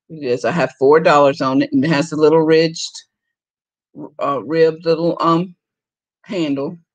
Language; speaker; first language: English; native; English